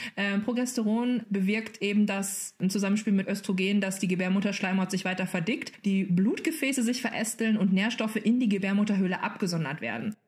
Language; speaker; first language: German; native; German